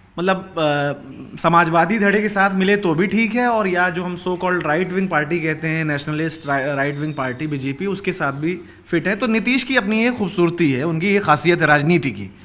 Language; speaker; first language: Hindi; native; Hindi